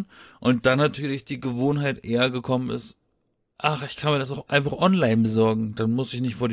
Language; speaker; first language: German; native; German